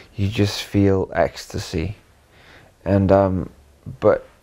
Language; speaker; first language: English; native; English